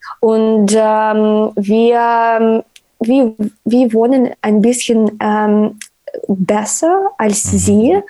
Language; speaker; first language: German; non-native, learner; Ukrainian